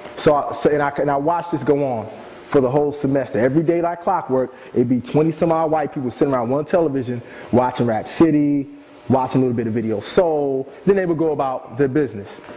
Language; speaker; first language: English; native; English